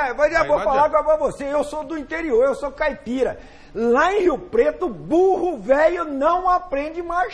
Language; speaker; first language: Portuguese; native; Portuguese